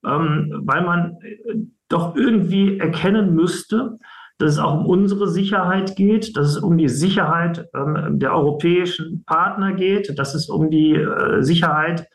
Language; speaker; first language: German; native; German